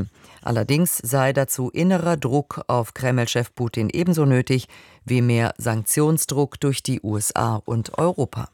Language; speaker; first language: German; native; German